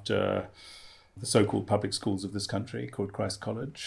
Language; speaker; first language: English; native; English